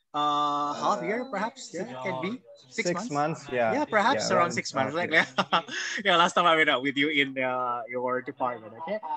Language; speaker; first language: English; non-native, fluent; Indonesian